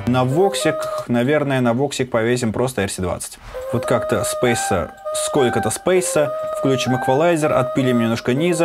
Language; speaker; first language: Russian; native; Russian